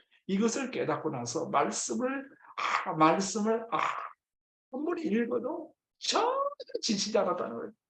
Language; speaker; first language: Korean; native; Korean